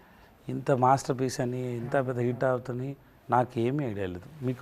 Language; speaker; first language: Telugu; non-native, local second language; Tamil